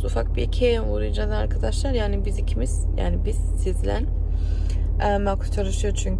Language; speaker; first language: Turkish; early bilingual, heritage; Turkish